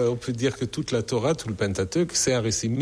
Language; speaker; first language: French; non-native, fluent; German